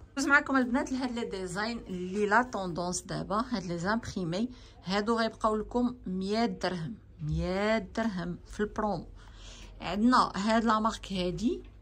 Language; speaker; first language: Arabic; native; Arabic